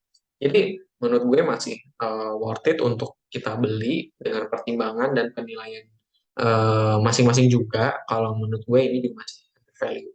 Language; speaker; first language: Indonesian; native; Indonesian